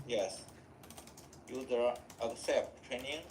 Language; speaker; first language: English; non-native, learner; Chinese